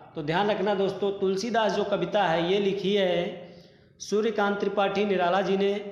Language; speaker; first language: Hindi; native; Hindi